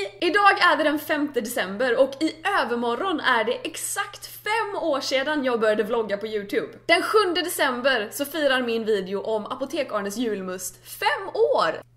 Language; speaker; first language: Swedish; native; Swedish